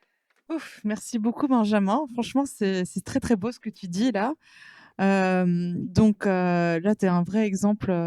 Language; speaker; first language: French; native; French